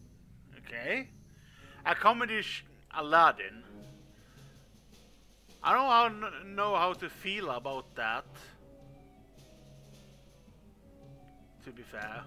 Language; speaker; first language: English; non-native, fluent; Swedish